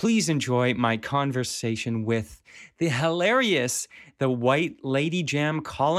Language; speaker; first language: English; native; English